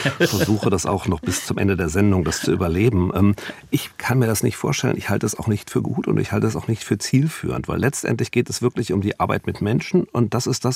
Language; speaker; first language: German; native; German